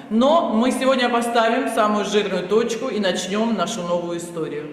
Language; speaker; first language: Russian; native; Russian